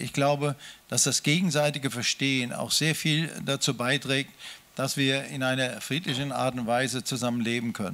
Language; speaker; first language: German; native; German